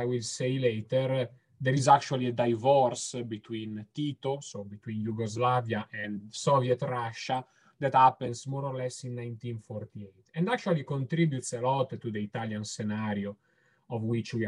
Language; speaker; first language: English; non-native, fluent; Italian